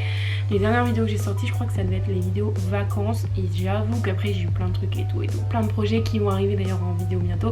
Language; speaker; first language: French; native; French